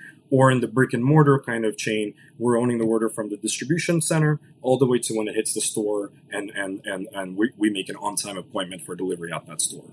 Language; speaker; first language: English; early bilingual, other home language; Russian